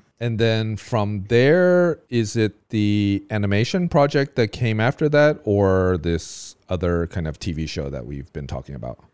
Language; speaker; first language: English; native; English